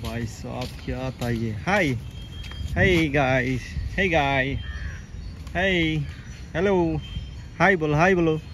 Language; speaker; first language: Hindi; non-native, local second language; Bangla